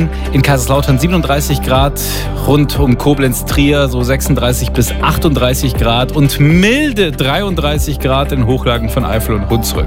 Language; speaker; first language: German; native; German